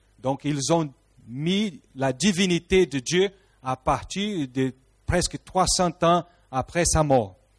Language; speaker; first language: French; non-native, fluent; Portuguese